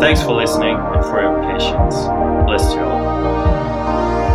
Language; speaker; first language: English; non-native, fluent; Swedish